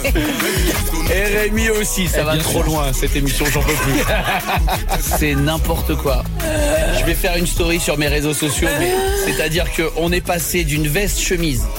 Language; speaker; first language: French; native; French